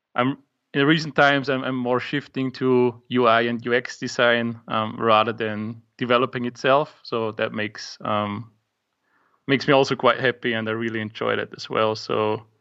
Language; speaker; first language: English; non-native, fluent; German